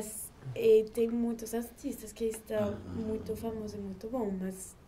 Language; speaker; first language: Portuguese; non-native, learner; French